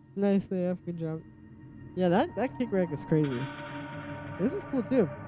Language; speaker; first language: English; native; English